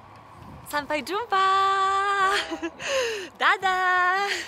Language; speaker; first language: Indonesian; non-native, learner; Polish